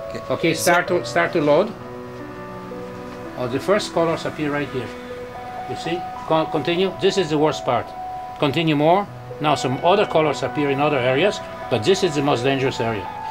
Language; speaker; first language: English; non-native, fluent; Polish